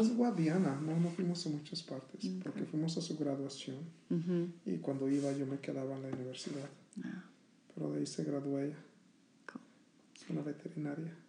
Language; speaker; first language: Spanish; early bilingual, heritage; Spanish